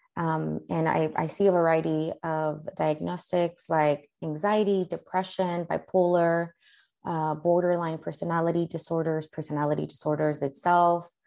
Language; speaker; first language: English; early bilingual, other home language; Spanish